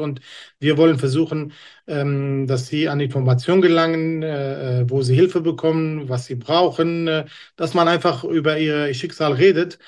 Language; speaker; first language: German; non-native, fluent; Kurdish